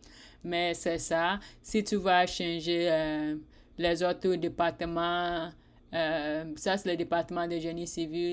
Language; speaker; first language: French; non-native, learner; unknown